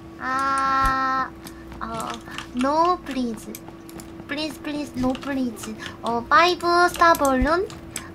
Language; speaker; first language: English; non-native, learner; Korean